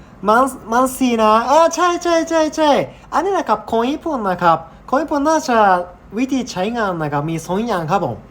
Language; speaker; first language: Thai; non-native, learner; Japanese